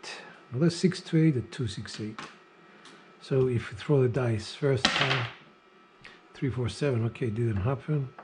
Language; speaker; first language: English; non-native, fluent; Greek